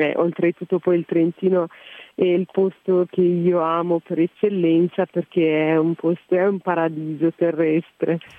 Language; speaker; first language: Italian; non-native, fluent; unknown